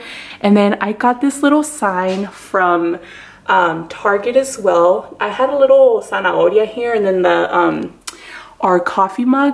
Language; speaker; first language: English; early bilingual, other home language; Spanish